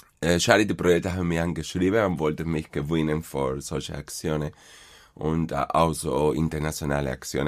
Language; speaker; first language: German; non-native, fluent; Spanish